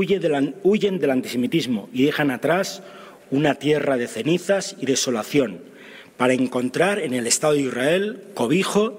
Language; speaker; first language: Spanish; native; Spanish